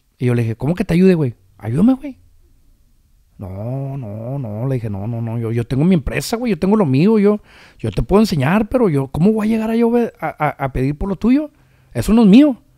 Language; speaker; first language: Spanish; early bilingual, heritage; Spanish